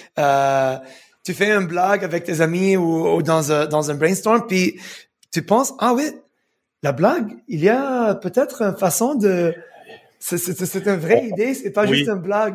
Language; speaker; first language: French; early bilingual, heritage; French